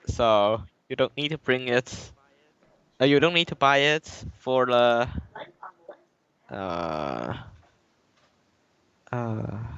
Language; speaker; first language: English; non-native, learner; Chinese